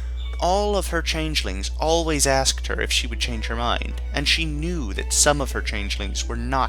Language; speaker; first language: English; native; English